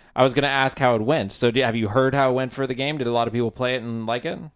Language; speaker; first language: English; native; English